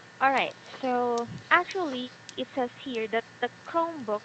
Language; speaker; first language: English; non-native, fluent; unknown